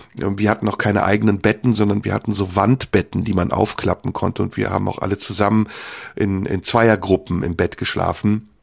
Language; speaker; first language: German; early bilingual, other home language; Turkish